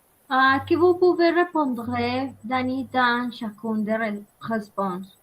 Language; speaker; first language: French; non-native, learner; Spanish